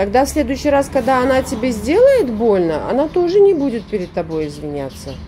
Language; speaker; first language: Russian; native; Russian